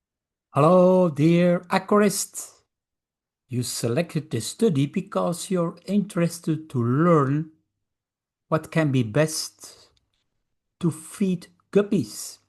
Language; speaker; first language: English; non-native, fluent; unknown